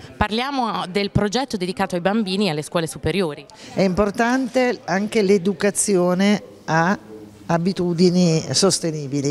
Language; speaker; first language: Italian; native; Italian